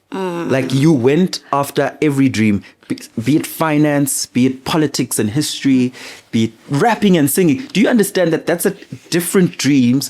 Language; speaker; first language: English; non-native, local second language; Zulu